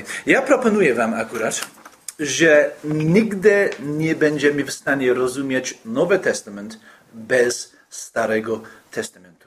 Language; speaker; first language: Polish; non-native, fluent; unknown